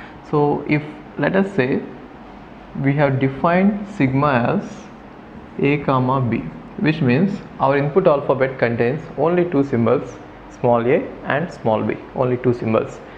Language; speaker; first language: English; non-native, local second language; Telugu